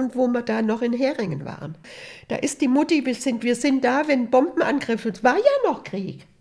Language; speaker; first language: German; native; German